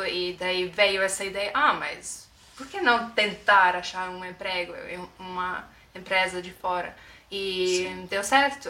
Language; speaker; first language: Portuguese; non-native, fluent; Estonian